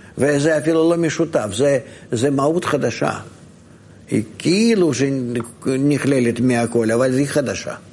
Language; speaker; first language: Hebrew; non-native, fluent; Russian